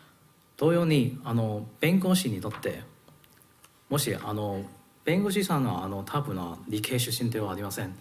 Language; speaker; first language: Japanese; non-native, learner; Cantonese